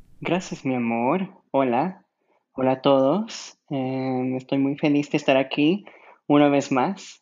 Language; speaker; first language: Spanish; non-native, fluent; English